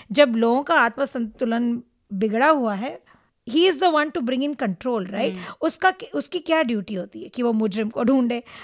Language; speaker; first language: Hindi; non-native, local second language; Marathi